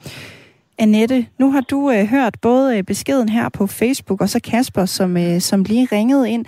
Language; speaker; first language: Danish; native; Danish